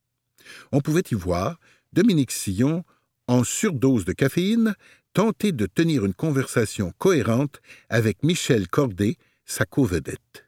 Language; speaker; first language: French; native; French